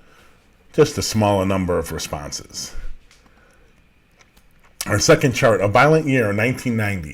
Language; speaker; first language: English; native; English